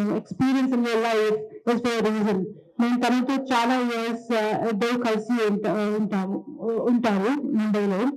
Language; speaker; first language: Telugu; non-native, learner; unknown